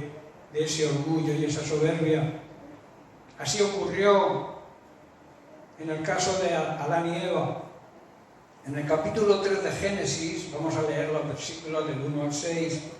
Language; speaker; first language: Spanish; native; Spanish